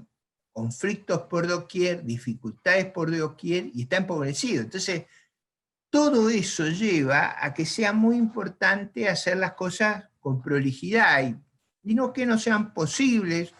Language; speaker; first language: Spanish; native; Spanish